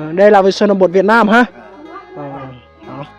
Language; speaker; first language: Vietnamese; non-native, learner; Thai